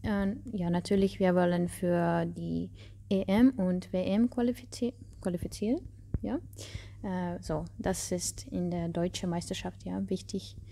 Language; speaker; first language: German; non-native, learner; Russian